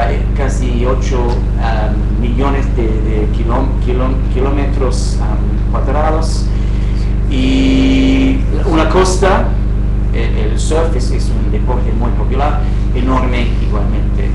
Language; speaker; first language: Spanish; non-native, fluent; English